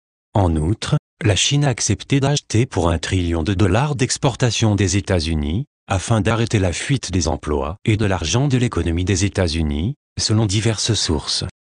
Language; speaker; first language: French; native; French